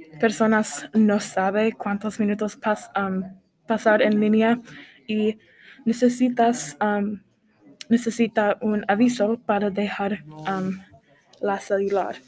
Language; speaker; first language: Spanish; non-native, learner; English